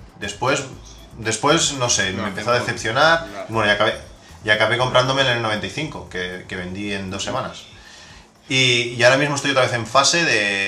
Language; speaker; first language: Spanish; native; Spanish